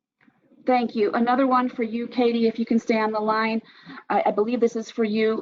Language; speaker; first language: English; native; English